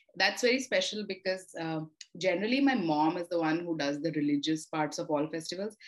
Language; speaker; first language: English; non-native, local second language; Telugu